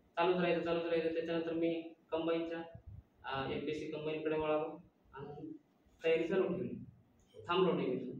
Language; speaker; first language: Marathi; non-native, local second language; Lambadi